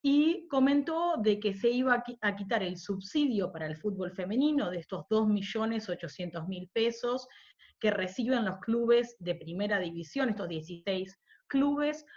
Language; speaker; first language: Spanish; native; Spanish